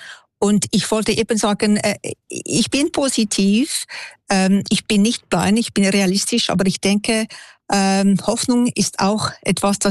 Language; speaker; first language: German; non-native, local second language; French